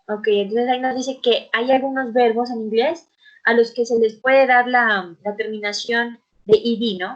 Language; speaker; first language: Spanish; native; Spanish